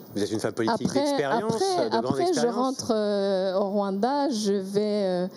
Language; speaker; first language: French; non-native, local second language; Kinyarwanda